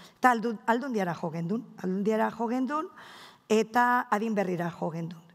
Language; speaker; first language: Basque; native; Basque